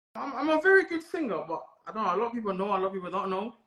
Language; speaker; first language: English; native; English